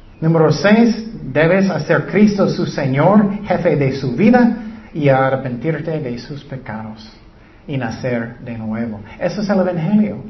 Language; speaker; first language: Spanish; non-native, learner; English